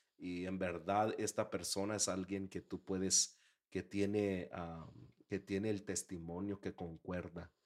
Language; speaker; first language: Spanish; early bilingual, heritage; Spanish